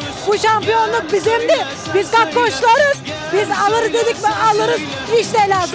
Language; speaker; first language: Turkish; early bilingual, heritage; Turkish